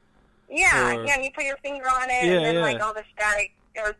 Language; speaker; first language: English; native; English